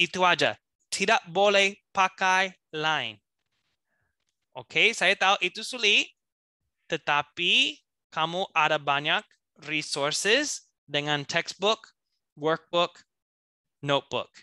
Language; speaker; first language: Indonesian; non-native, fluent; English